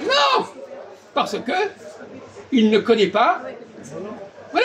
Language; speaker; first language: French; native; French